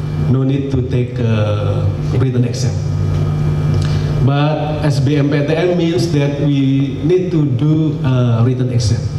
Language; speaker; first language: English; non-native, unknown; Indonesian